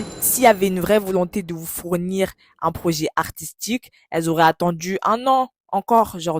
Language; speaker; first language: French; native; French